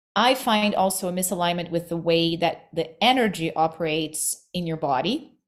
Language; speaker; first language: English; non-native, fluent; Portuguese